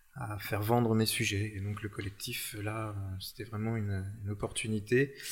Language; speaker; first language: French; native; French